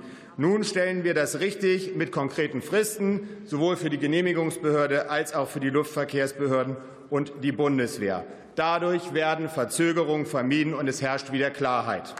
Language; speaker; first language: German; native; German